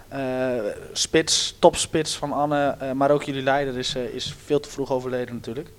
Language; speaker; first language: Dutch; native; Dutch